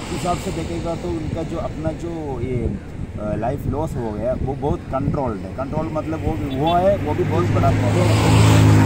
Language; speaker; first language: Hindi; non-native, local second language; Malayalam